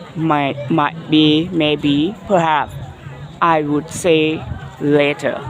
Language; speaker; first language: English; non-native, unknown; Thai